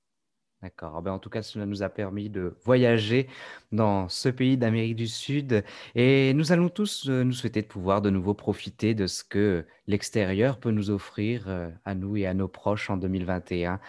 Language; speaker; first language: French; native; French